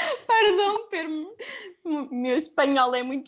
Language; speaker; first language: Spanish; non-native, learner; Portuguese